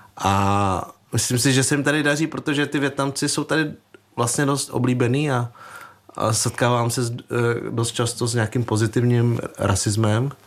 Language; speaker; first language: Czech; early bilingual, other home language; Vietnamese